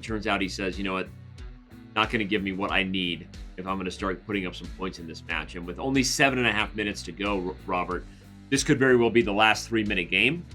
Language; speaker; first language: English; native; English